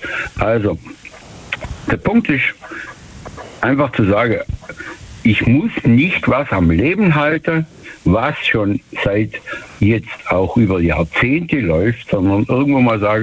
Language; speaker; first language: German; native; German